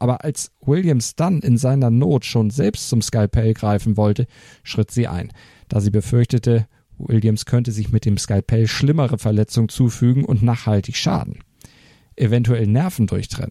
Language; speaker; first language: German; native; German